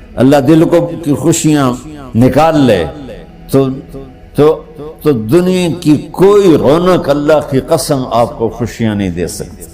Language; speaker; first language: Urdu; non-native, local second language; Punjabi